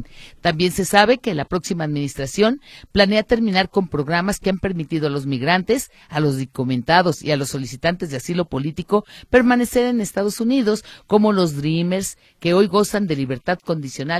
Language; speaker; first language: Spanish; native; Spanish